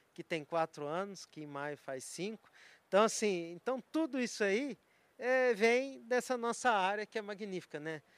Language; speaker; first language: Portuguese; native; Portuguese